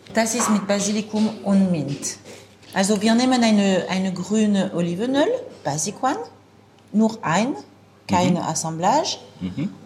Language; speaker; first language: German; non-native, learner; French